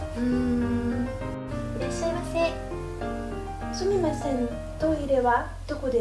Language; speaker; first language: Japanese; non-native, learner; French